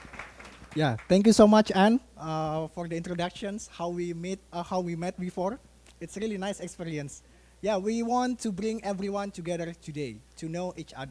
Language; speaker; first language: English; non-native, fluent; Indonesian